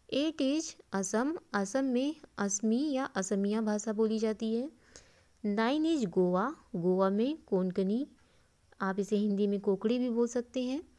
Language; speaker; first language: Hindi; native; Hindi